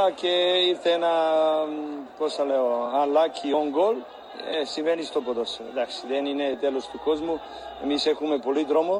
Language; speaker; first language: Greek; non-native, learner; Serbian